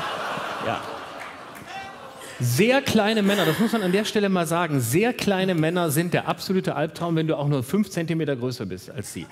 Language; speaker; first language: German; native; German